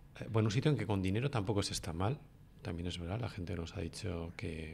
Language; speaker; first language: Spanish; native; Spanish